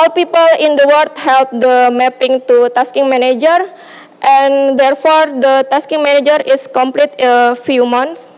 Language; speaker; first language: English; non-native, learner; Indonesian